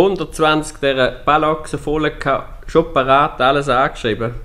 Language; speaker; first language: German; native; German